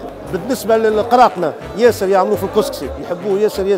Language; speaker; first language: Arabic; native; Arabic